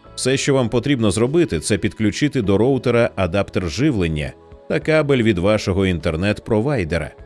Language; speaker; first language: Ukrainian; native; Ukrainian